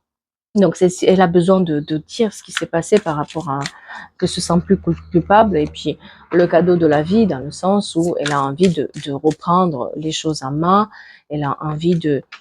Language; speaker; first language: French; native; French